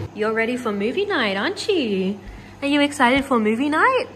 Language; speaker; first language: English; native; English